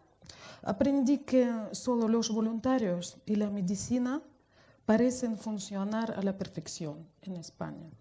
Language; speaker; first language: Spanish; non-native, fluent; Russian